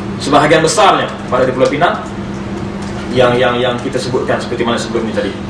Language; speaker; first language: Malay; native; Malay